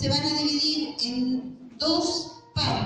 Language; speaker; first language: Spanish; native; Spanish